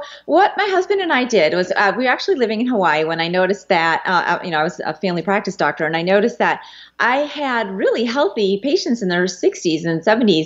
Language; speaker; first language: English; native; English